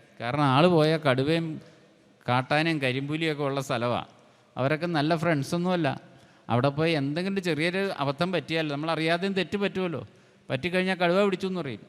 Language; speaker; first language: Malayalam; native; Malayalam